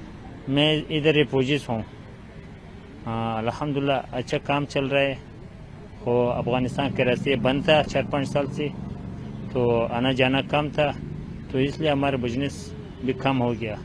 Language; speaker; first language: Hindi; non-native, learner; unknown